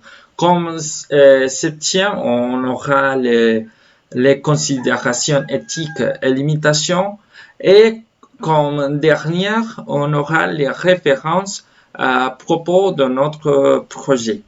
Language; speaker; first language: French; non-native, fluent; Spanish